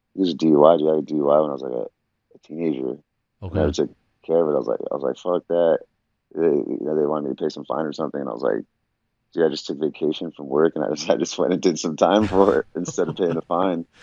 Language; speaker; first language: English; native; English